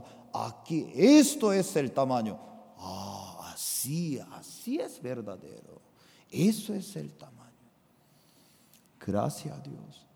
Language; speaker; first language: Spanish; non-native, fluent; Korean